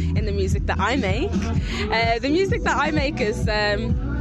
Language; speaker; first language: English; native; English